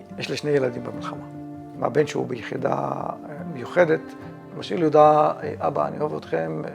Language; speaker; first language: Hebrew; non-native, local second language; Arabic